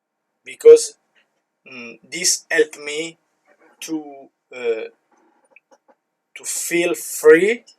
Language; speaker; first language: English; non-native, learner; Italian